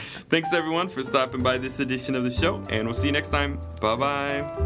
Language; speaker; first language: English; native; English